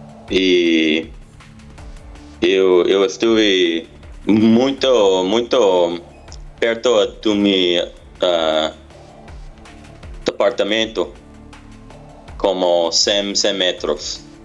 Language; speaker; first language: Portuguese; non-native, learner; English